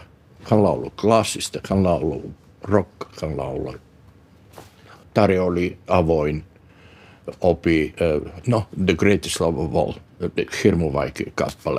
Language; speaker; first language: Finnish; non-native, learner; Bulgarian